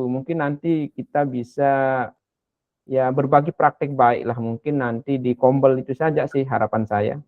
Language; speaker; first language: Indonesian; non-native, local second language; Sasak